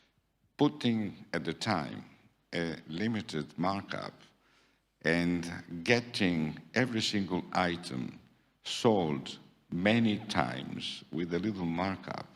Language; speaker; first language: English; non-native, fluent; Italian